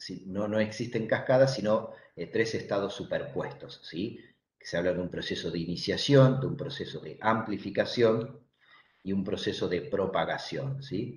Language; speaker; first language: Spanish; native; Spanish